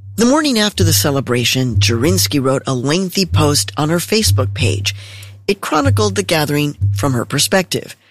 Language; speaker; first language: English; native; English